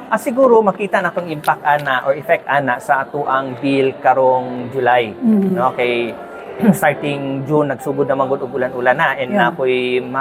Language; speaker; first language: Cebuano; native; Cebuano